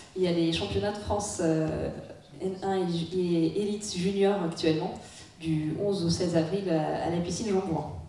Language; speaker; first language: French; non-native, fluent; Russian